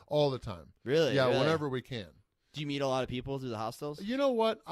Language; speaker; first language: English; native; English